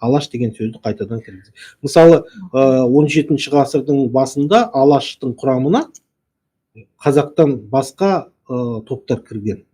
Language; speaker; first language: Kazakh; native; Kazakh